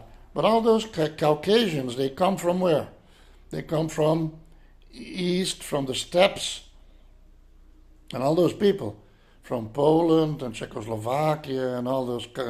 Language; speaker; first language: English; non-native, fluent; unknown